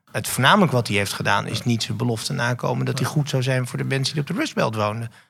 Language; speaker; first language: Dutch; native; Dutch